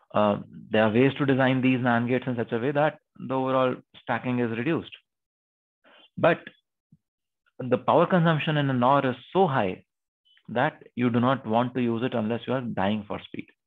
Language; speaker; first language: English; non-native, local second language; Hindi